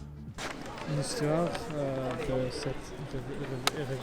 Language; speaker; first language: French; non-native, learner; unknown